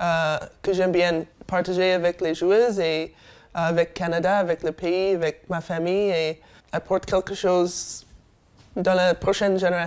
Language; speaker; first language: French; non-native, learner; English